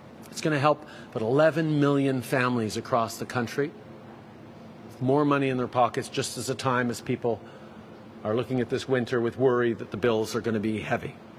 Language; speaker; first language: English; early bilingual, other home language; French